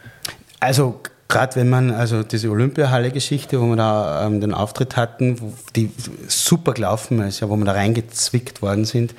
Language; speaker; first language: German; native; German